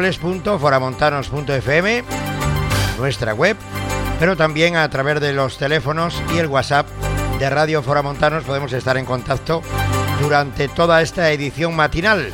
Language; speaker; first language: Spanish; native; Spanish